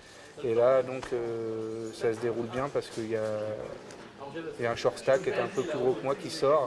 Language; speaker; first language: French; native; French